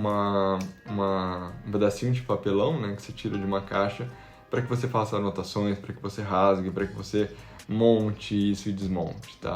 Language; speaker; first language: Portuguese; native; Portuguese